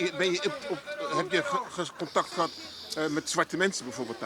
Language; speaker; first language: Dutch; native; Dutch